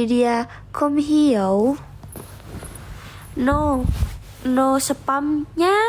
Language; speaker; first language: English; non-native, learner; Indonesian